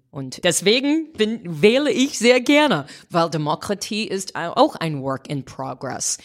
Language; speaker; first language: German; non-native, fluent; English